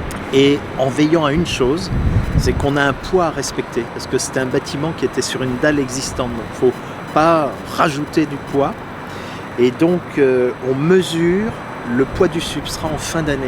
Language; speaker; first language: French; native; French